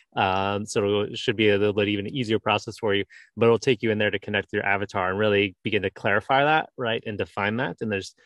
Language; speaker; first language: English; native; English